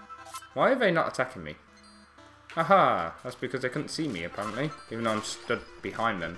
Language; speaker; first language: English; native; English